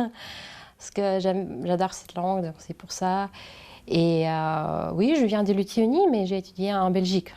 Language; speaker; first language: French; non-native, fluent; Lithuanian